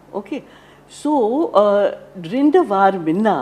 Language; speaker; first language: Tamil; non-native, learner; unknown